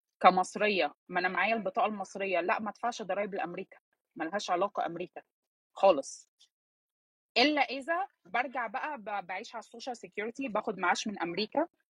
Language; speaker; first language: Arabic; early bilingual, heritage; Arabic